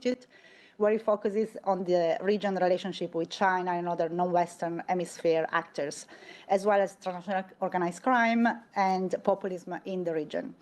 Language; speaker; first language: English; non-native, fluent; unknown